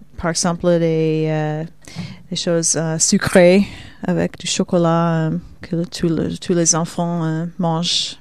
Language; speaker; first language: French; non-native, fluent; Swedish